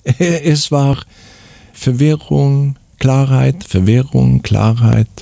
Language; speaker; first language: German; non-native, learner; Swedish